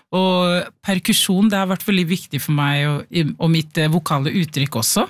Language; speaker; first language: Norwegian; early bilingual, other home language; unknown